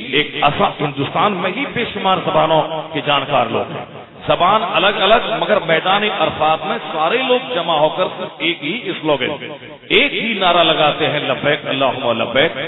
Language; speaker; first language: Urdu; non-native, local second language; Odia